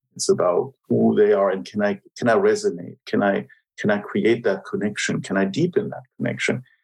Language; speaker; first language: English; non-native, fluent; German